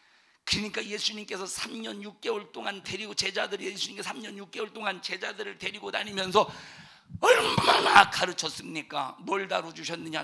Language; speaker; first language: Korean; native; Korean